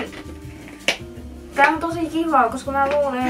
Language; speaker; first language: Finnish; native; Finnish